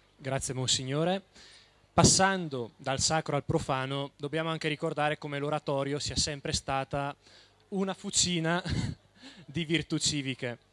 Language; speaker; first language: Italian; native; Italian